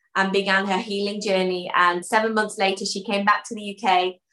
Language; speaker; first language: English; early bilingual, other home language; Dutch